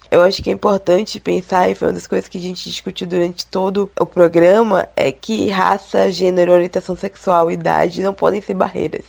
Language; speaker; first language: Portuguese; native; Portuguese